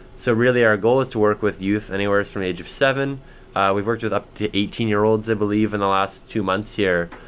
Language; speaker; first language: English; native; English